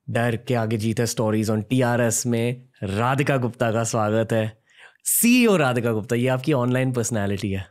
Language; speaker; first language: Hindi; native; Hindi